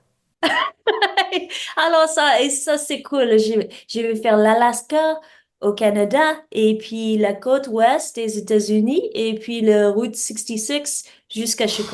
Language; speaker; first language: French; non-native, learner; English